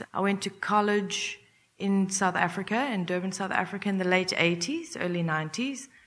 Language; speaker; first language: English; native; English